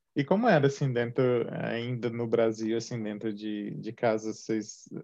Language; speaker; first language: Portuguese; native; Portuguese